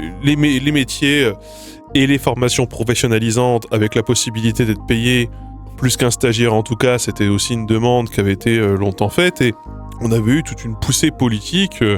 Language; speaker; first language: French; native; French